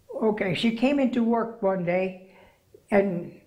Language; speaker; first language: English; native; English